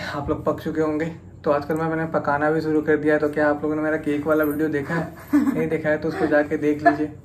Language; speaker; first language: Hindi; native; Hindi